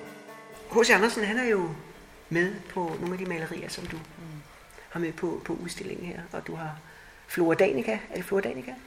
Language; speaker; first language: Danish; native; Danish